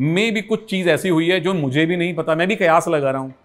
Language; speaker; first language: Hindi; native; Hindi